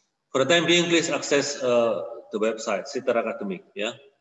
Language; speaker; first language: English; non-native, fluent; Indonesian